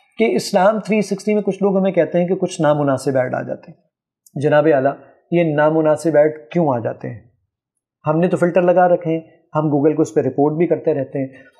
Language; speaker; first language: Urdu; native; Urdu